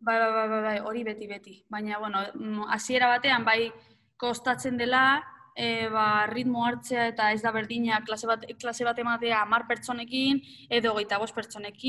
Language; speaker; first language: Basque; non-native, local second language; Spanish